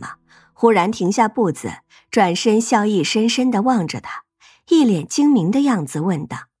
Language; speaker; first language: Chinese; native; Chinese